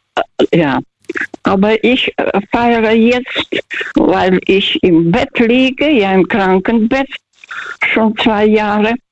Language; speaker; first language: German; non-native, learner; Russian